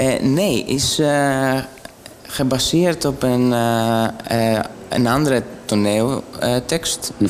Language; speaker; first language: Dutch; non-native, fluent; Greek